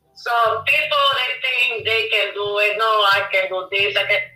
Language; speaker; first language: English; non-native, learner; Spanish